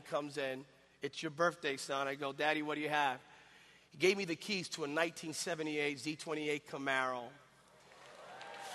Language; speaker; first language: English; native; English